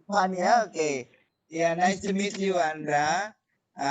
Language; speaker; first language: English; non-native, fluent; Indonesian